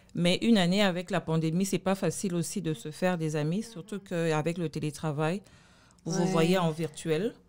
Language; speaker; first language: French; non-native, local second language; Lingala